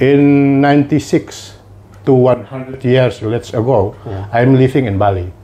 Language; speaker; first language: English; non-native, learner; Indonesian